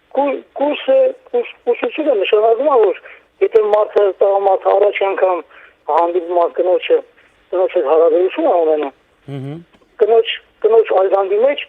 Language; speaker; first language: Armenian; native; Armenian